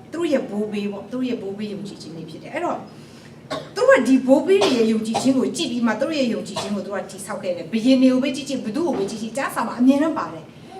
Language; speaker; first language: Burmese; non-native, local second language; Kachin